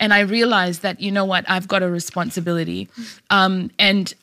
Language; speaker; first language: English; native; English